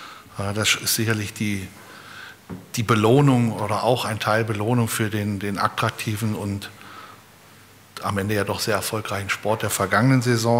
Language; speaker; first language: German; native; German